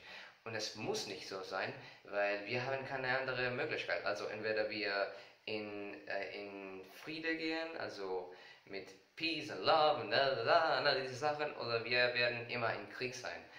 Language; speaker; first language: German; non-native, learner; Spanish